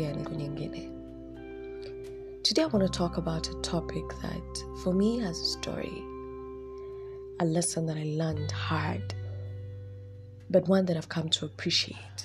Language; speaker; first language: English; non-native, local second language; Swahili